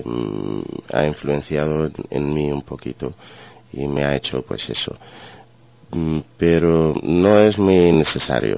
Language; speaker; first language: Spanish; non-native, fluent; Arabic